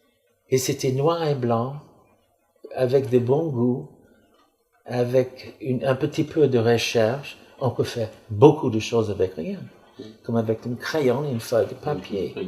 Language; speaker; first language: French; non-native, fluent; English